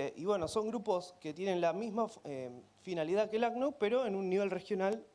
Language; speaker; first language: Spanish; native; Spanish